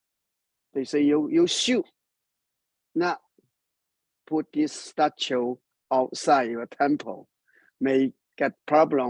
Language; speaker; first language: English; non-native, learner; Chinese